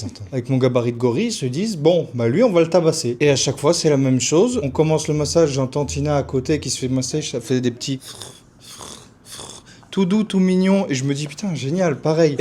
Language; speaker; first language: French; native; French